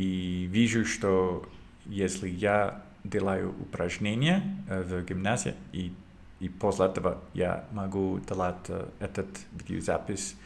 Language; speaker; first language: Russian; non-native, learner; English